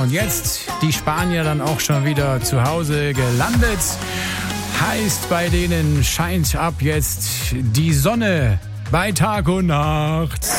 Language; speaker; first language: German; native; German